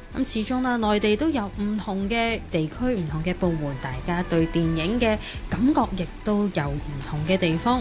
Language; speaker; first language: Cantonese; native; Cantonese